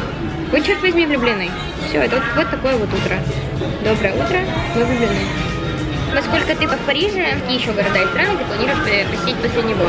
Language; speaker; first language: Russian; native; Russian